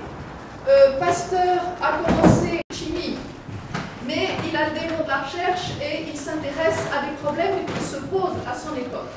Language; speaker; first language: French; native; French